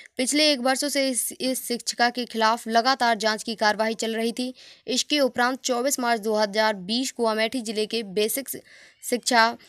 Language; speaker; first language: Hindi; native; Hindi